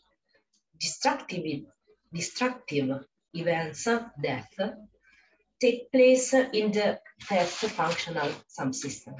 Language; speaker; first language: English; non-native, fluent; Italian